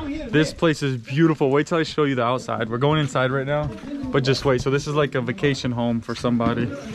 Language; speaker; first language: English; native; English